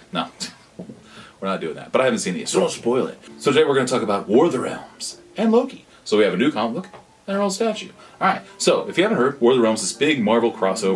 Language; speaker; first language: English; native; English